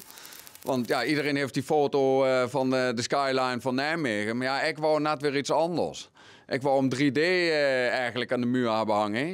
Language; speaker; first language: Dutch; native; Dutch